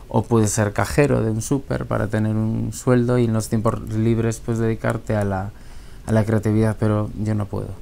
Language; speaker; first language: Spanish; native; Spanish